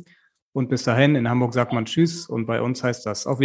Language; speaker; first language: German; native; German